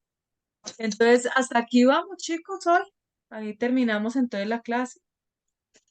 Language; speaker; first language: Spanish; native; Spanish